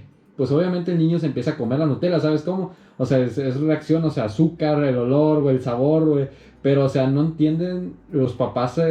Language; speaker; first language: Spanish; native; Spanish